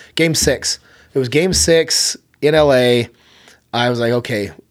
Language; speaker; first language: English; native; English